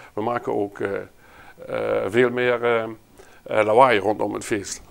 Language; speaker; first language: Dutch; native; Dutch